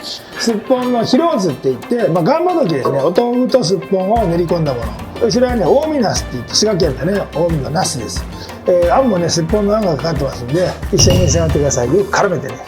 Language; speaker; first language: Japanese; native; Japanese